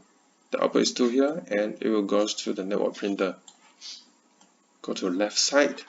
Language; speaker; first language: English; non-native, learner; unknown